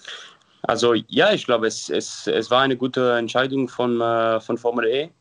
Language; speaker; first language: German; non-native, local second language; French